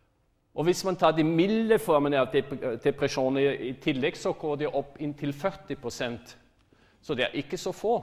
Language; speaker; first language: Norwegian; non-native, fluent; German